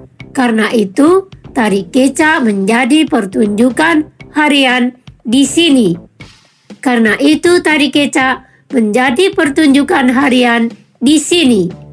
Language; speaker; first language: Indonesian; native; Indonesian